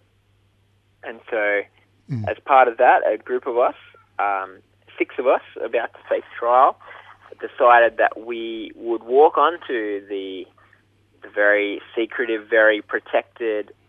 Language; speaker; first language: English; native; English